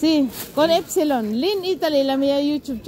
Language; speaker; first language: Italian; non-native, learner; Filipino